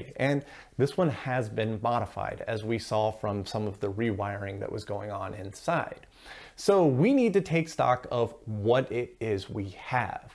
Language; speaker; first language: English; native; English